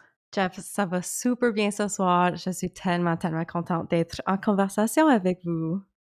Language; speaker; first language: French; early bilingual, heritage; French